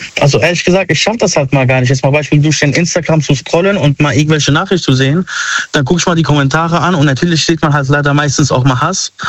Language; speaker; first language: German; non-native, fluent; Arabic